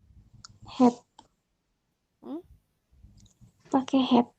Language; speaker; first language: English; non-native, learner; Indonesian